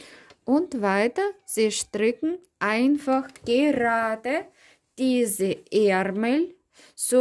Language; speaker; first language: German; non-native, fluent; Russian